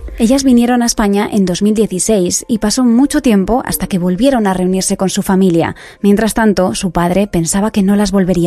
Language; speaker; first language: Spanish; native; Spanish